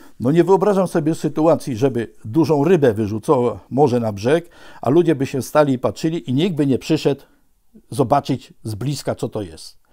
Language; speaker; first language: Polish; native; Polish